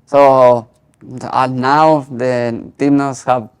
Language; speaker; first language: English; non-native, learner; Spanish